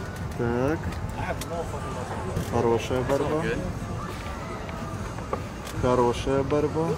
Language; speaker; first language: Russian; native; Russian